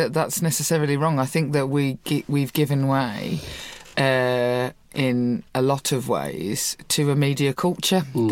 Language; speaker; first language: English; native; English